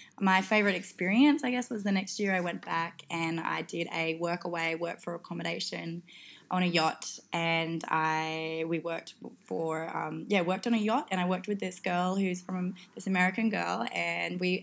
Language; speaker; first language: English; native; English